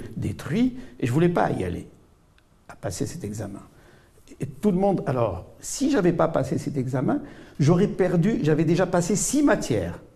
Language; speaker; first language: French; non-native, local second language; Arabic